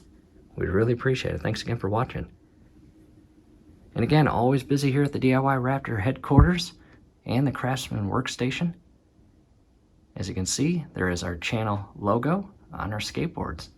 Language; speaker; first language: English; native; English